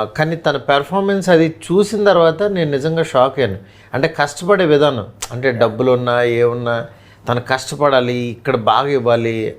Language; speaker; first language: Telugu; native; Telugu